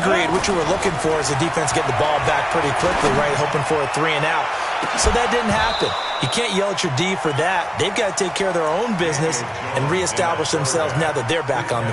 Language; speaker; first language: English; native; English